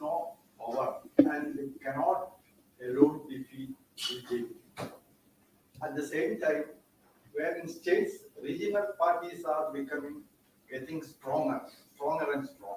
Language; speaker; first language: English; non-native, local second language; Malayalam